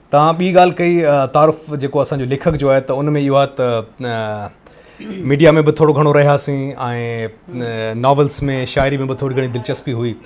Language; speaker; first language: Sindhi; non-native, local second language; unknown